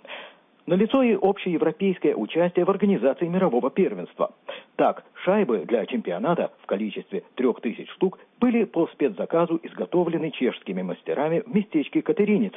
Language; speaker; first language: Russian; native; Russian